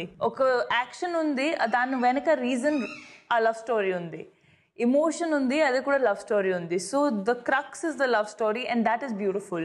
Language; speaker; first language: Telugu; non-native, fluent; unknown